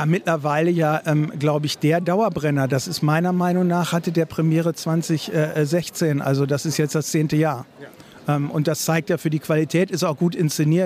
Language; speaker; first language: German; native; German